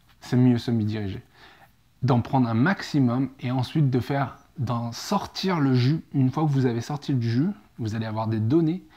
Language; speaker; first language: French; native; French